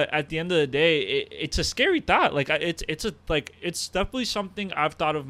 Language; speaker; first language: English; native; English